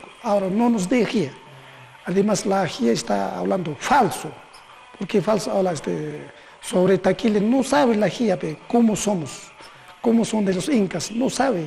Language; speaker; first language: Spanish; non-native, local second language; Quechua